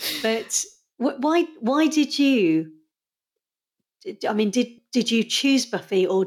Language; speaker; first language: English; native; English